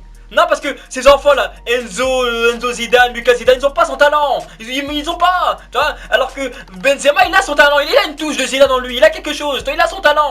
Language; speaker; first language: French; native; French